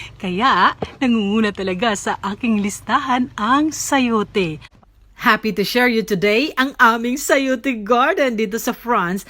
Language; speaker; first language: Filipino; native; Filipino